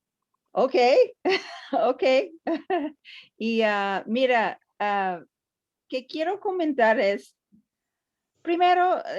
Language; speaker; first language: Spanish; early bilingual, heritage; Spanish